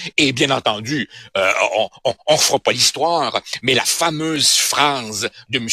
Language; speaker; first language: French; early bilingual, other home language; Spanish